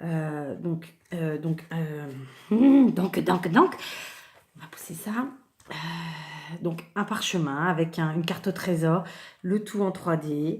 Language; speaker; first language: French; native; French